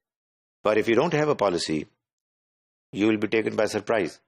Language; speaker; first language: English; non-native, local second language; Urdu